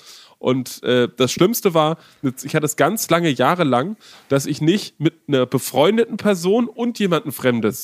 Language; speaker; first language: German; native; German